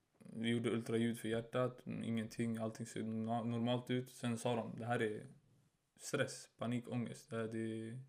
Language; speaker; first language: Swedish; early bilingual, other home language; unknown